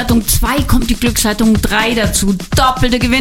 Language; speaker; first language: German; native; German